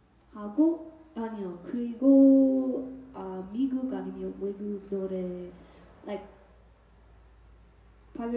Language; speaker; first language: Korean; non-native, learner; English